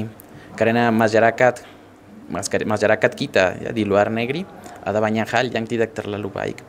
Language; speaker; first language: Indonesian; non-native, fluent; Spanish